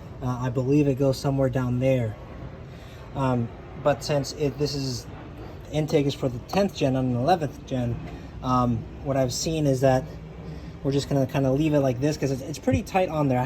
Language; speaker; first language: English; native; English